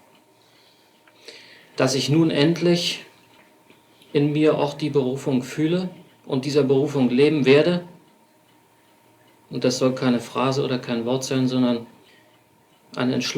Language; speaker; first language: German; native; German